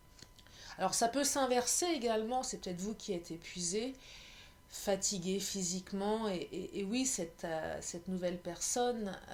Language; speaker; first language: French; native; French